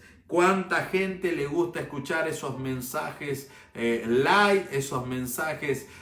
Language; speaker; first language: Spanish; native; Spanish